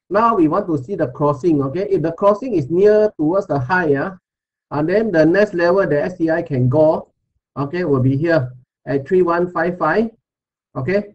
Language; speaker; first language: English; non-native, local second language; Chinese